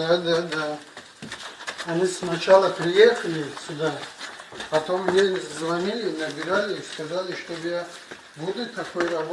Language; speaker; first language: Russian; non-native, learner; Tajik